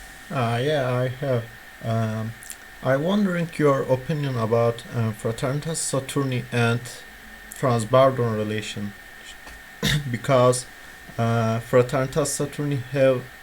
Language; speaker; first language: English; non-native, learner; Turkish